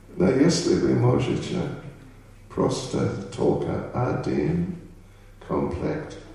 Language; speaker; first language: Russian; non-native, learner; English